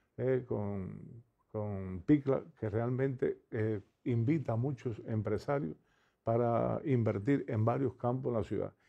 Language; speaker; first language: Spanish; native; Spanish